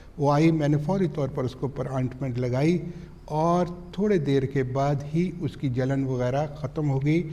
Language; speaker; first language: Urdu; non-native, local second language; Punjabi